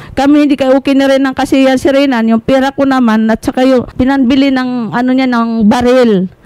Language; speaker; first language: Filipino; non-native, local second language; Waray